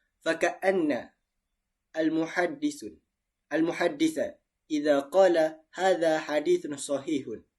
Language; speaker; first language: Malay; native; Malay